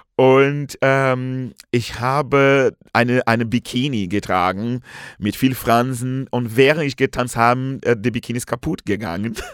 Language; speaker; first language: German; non-native, fluent; Portuguese